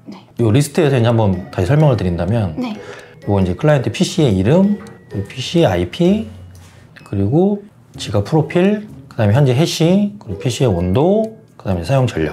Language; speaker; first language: Korean; native; Korean